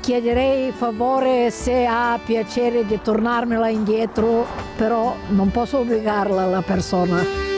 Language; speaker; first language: Italian; non-native, fluent; Bulgarian